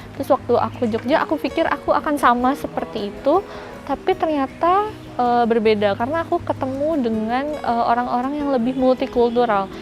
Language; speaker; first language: Indonesian; native; Indonesian